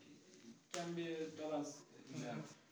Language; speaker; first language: English; non-native, fluent; Turkish